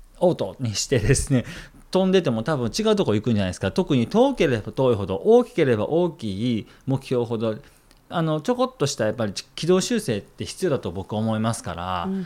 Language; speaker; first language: Japanese; native; Japanese